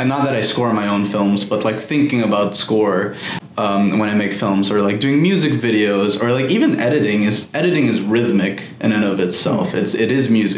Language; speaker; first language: English; non-native, local second language; Filipino